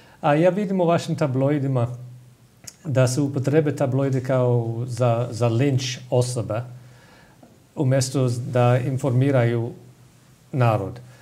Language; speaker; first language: Serbian; non-native, fluent; English